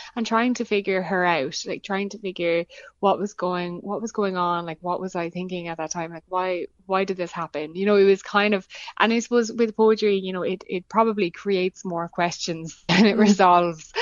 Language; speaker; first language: English; native; English